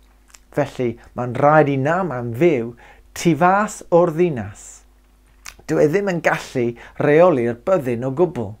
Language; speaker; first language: Welsh; non-native, local second language; English